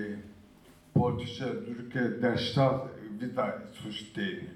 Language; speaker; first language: German; early bilingual, other home language; Turkish